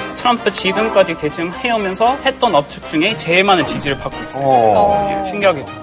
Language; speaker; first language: Korean; non-native, fluent; English